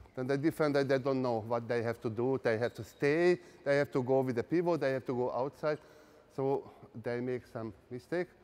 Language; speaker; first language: English; non-native, learner; Hungarian